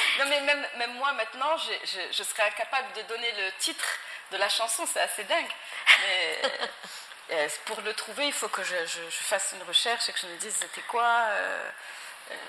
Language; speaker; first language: French; non-native, local second language; Arabic